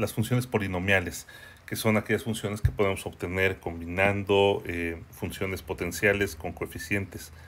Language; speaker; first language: Spanish; native; Spanish